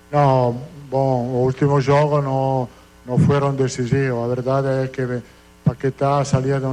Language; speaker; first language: Portuguese; non-native, fluent; Italian